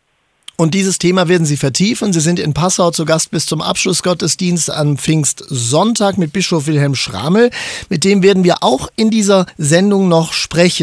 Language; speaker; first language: German; native; German